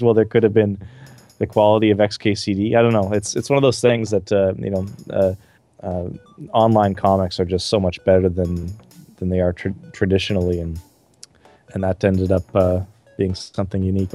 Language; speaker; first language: English; native; English